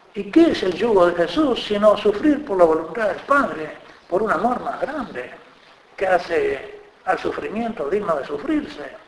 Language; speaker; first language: Spanish; native; Spanish